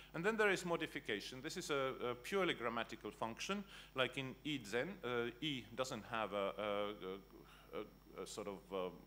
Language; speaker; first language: English; non-native, fluent; Estonian